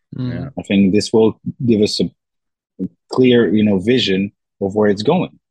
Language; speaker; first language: English; non-native, fluent; French